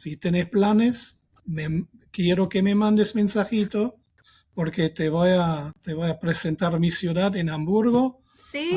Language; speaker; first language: Spanish; non-native, fluent; German